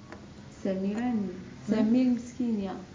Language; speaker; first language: Dutch; non-native, learner; Arabic